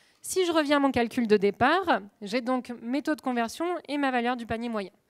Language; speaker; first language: French; native; French